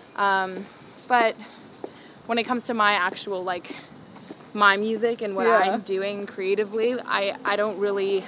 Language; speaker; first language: English; early bilingual, other home language; Spanish